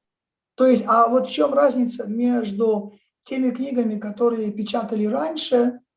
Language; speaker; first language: Russian; native; Russian